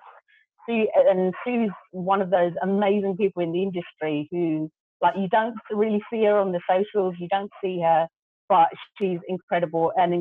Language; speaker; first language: English; non-native, local second language; Gujarati